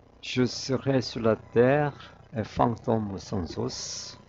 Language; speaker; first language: French; non-native, fluent; Korean